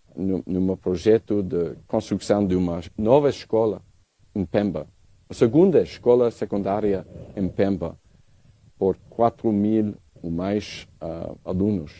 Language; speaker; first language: Portuguese; non-native, learner; English